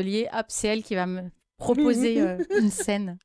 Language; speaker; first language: French; native; French